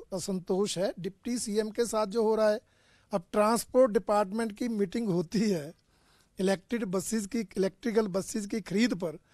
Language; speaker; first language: Hindi; native; Hindi